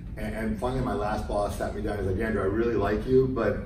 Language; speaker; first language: English; native; English